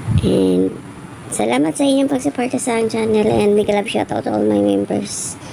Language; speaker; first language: Filipino; native; Filipino